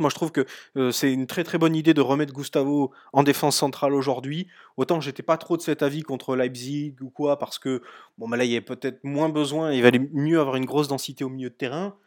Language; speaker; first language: French; native; French